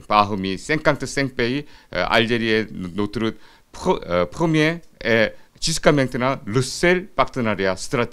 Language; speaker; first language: French; non-native, fluent; Korean